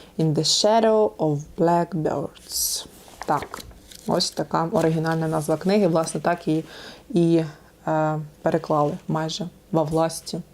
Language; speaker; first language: Ukrainian; non-native, local second language; Russian